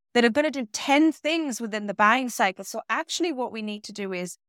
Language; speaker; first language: English; native; English